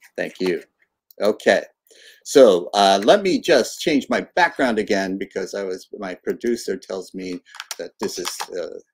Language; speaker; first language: English; native; English